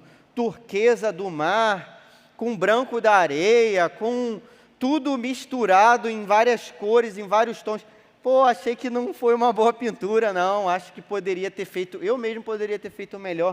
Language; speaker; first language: Portuguese; native; Portuguese